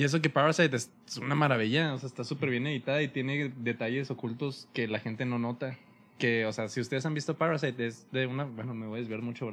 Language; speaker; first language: Spanish; native; Spanish